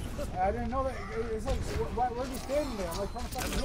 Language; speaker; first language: English; native; English